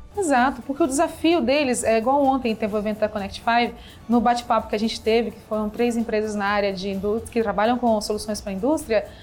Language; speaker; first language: Portuguese; native; Portuguese